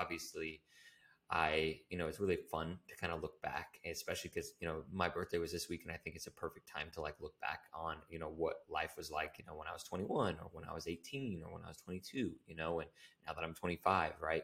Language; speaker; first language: English; native; English